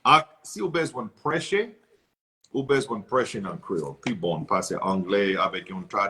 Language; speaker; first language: Haitian Creole; non-native, learner; English